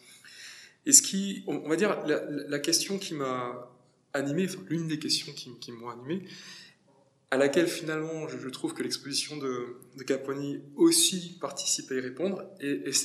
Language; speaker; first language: French; native; French